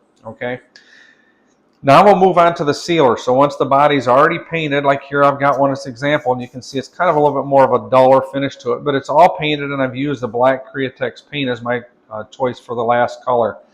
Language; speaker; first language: English; native; English